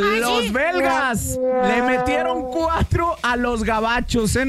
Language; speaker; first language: Spanish; native; Spanish